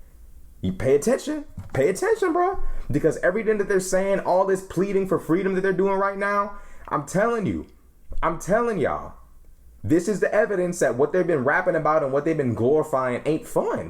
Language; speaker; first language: English; native; English